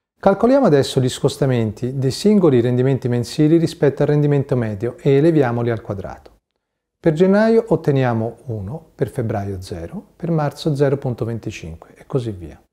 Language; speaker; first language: Italian; native; Italian